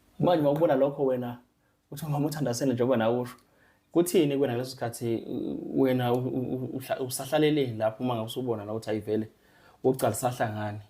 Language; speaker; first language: Zulu; native; Zulu